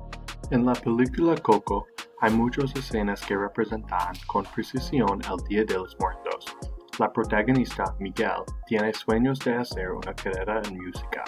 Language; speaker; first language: Spanish; non-native, learner; English